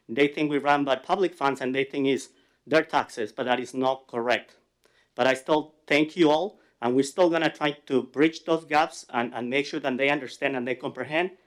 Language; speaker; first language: English; non-native, fluent; Spanish